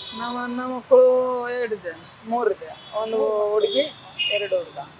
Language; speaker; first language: Kannada; non-native, learner; Hindi